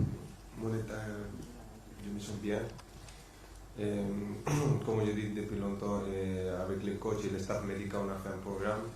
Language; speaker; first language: French; non-native, fluent; Spanish